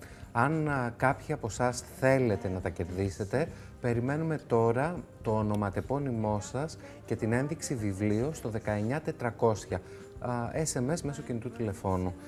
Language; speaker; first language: Greek; native; Greek